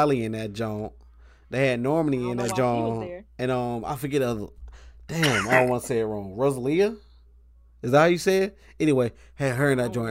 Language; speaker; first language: English; native; English